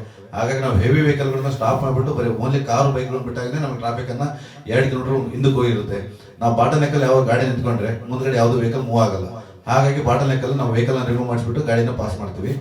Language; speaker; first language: Kannada; native; Kannada